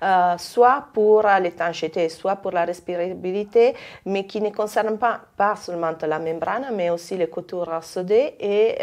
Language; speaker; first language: French; non-native, fluent; Italian